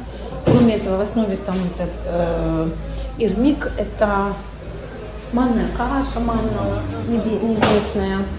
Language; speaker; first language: Russian; native; Russian